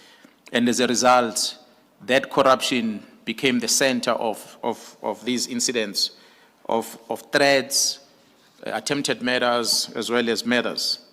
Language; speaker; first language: English; non-native, local second language; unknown